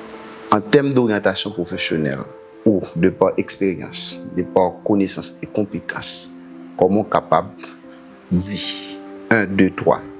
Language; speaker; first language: Haitian Creole; native; Haitian Creole